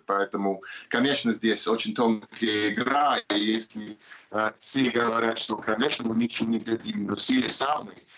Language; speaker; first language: Russian; non-native, learner; English